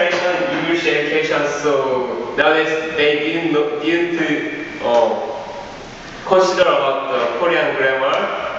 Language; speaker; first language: English; non-native, learner; Korean